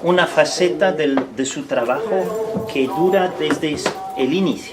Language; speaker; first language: Spanish; non-native, fluent; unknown